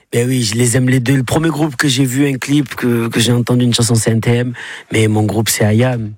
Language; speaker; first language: French; native; French